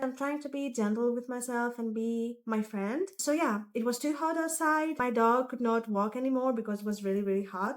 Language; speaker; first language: English; non-native, fluent; Greek